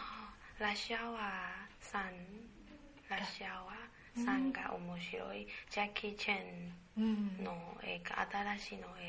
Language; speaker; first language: Japanese; non-native, learner; Chinese